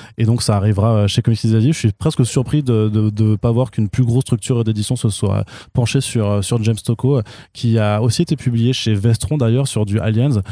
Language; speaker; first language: French; native; French